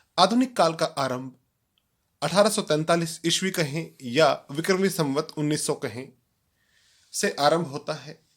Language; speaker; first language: Hindi; native; Hindi